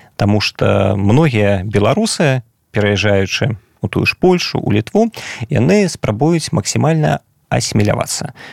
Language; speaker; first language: Belarusian; non-native, local second language; Russian